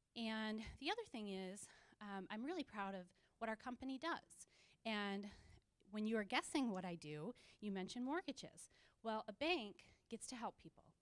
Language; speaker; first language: English; native; English